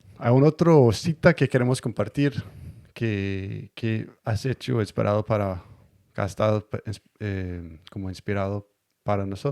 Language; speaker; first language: Spanish; non-native, learner; Danish